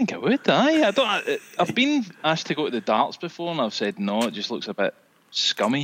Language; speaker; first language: English; native; English